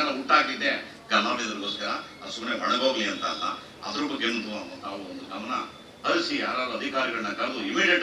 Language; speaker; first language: Kannada; native; Kannada